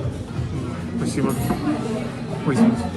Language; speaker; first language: Russian; native; Russian